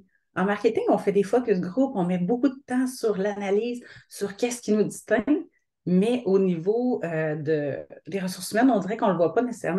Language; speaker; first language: French; native; French